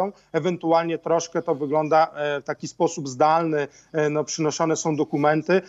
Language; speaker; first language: Polish; native; Polish